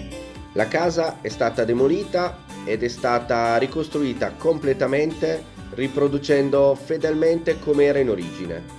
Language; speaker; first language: Italian; native; Italian